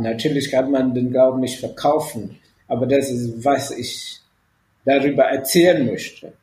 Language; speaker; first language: German; non-native, fluent; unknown